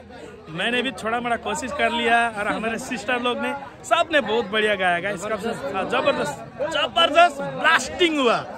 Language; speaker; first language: Hindi; non-native, local second language; Sadri